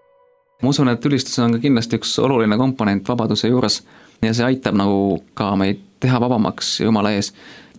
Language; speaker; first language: Estonian; native; Estonian